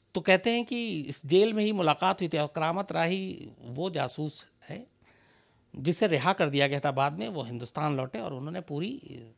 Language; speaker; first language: Hindi; native; Hindi